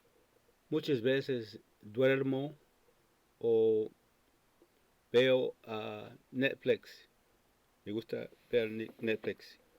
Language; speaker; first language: Spanish; non-native, fluent; English